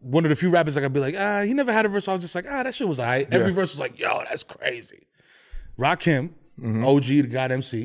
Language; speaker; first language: English; native; English